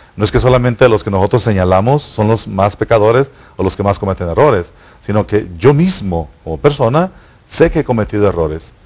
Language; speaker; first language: Spanish; native; Spanish